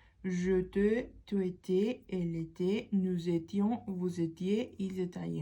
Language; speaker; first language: French; non-native, fluent; Spanish